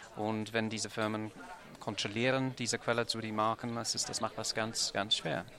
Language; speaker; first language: German; non-native, fluent; English